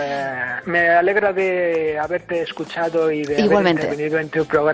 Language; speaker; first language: Spanish; non-native, fluent; English